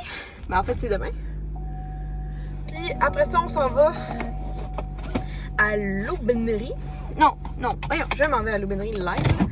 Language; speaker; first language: French; native; French